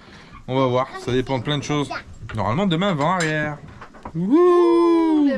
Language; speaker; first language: French; native; French